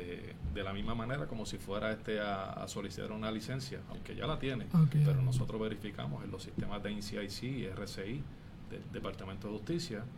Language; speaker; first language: Spanish; native; Spanish